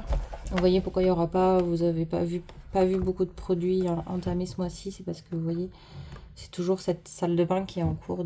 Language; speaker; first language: French; native; French